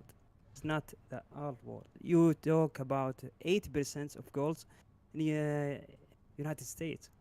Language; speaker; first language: English; non-native, learner; Arabic